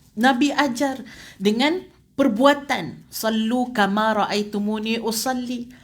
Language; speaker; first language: Malay; native; Malay